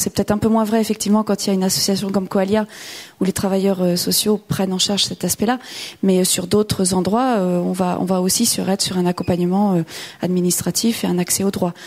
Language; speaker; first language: French; native; French